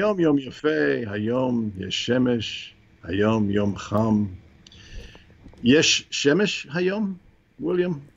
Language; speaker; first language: Hebrew; non-native, fluent; English